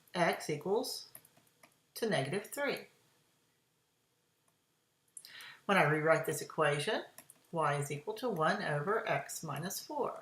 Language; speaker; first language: English; native; English